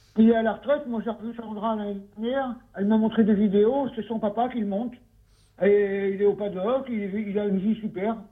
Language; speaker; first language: French; native; French